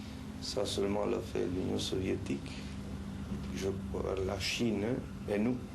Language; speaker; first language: French; non-native, fluent; Spanish